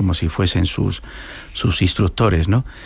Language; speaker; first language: Spanish; native; Spanish